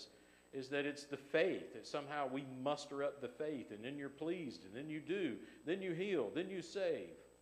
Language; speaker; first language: English; native; English